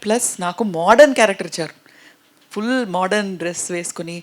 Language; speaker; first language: Telugu; non-native, fluent; Tamil